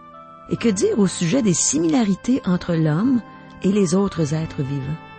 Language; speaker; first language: French; native; French